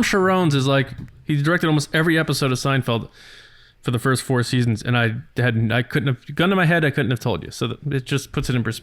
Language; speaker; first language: English; native; English